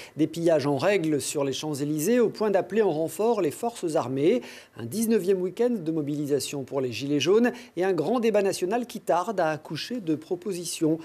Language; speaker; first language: French; native; French